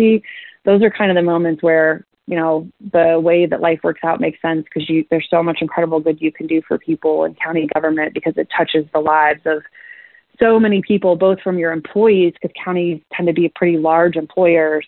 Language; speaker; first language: English; native; English